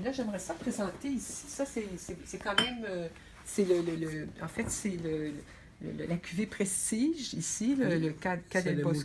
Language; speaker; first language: French; native; French